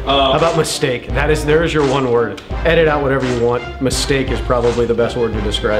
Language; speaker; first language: English; native; English